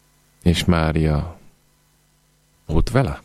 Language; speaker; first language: Hungarian; non-native, fluent; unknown